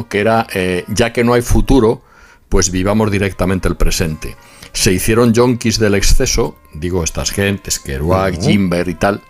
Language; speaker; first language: Spanish; native; Spanish